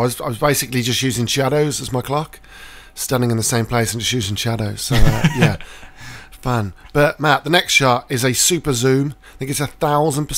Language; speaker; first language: English; native; English